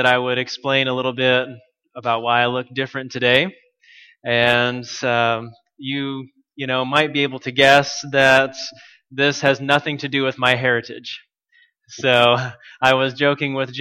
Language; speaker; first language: English; native; English